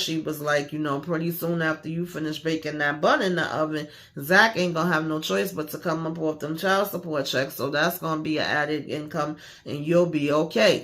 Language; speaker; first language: English; native; English